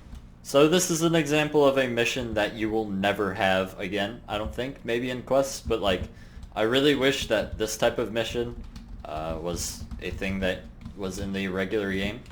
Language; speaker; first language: English; native; English